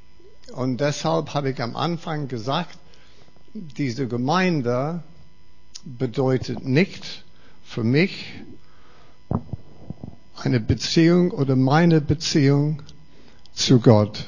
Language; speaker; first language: German; non-native, fluent; English